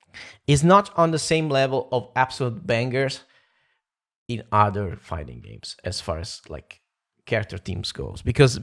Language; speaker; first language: English; non-native, fluent; Italian